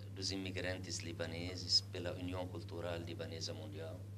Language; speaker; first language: Portuguese; non-native, fluent; Arabic